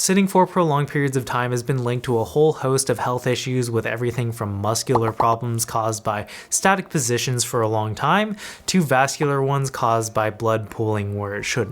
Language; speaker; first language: English; native; English